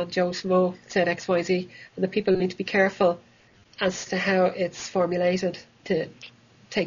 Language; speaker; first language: English; native; English